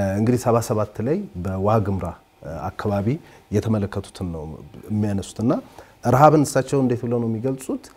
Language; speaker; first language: Amharic; native; Amharic